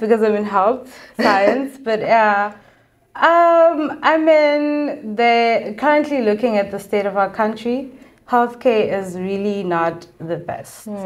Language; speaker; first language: English; non-native, local second language; Xhosa